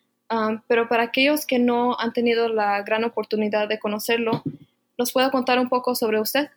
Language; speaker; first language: Spanish; early bilingual, heritage; Spanish